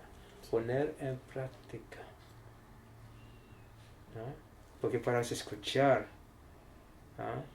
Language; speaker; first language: Spanish; non-native, learner; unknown